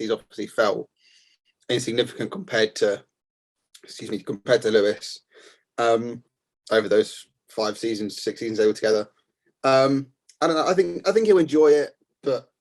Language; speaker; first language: English; native; English